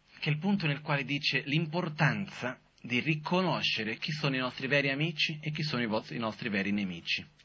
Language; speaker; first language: Italian; non-native, fluent; Portuguese